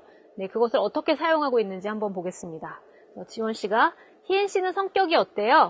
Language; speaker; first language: Korean; native; Korean